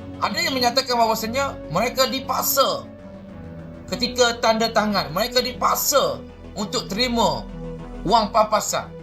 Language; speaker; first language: Malay; native; Malay